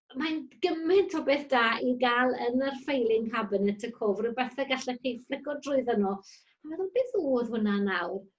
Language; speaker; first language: Welsh; native; Welsh